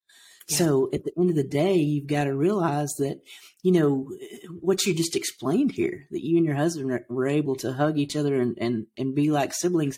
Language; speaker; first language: English; native; English